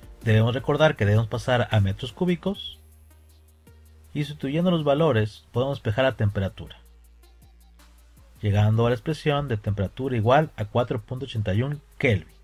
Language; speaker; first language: Spanish; native; Spanish